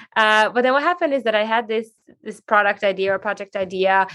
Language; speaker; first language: English; non-native, fluent; Hungarian